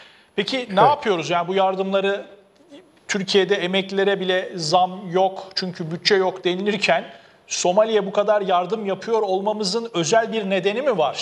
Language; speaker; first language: Turkish; native; Turkish